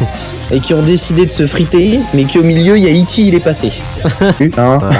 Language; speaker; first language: French; native; French